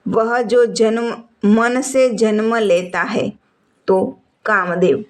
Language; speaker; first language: Hindi; non-native, local second language; Gujarati